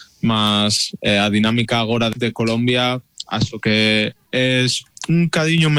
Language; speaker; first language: Portuguese; non-native, fluent; Spanish